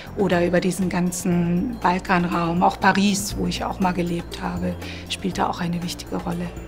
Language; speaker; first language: German; early bilingual, other home language; Croatian